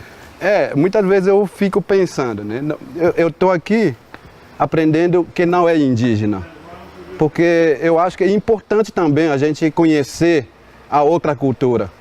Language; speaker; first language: Portuguese; non-native, local second language; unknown